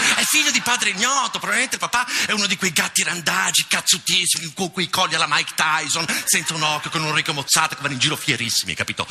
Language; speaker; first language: Italian; native; Italian